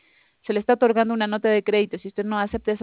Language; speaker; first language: Spanish; native; Spanish